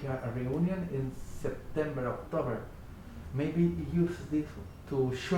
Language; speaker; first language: English; non-native, learner; Spanish